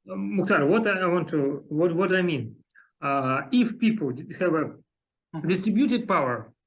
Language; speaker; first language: English; non-native, learner; Russian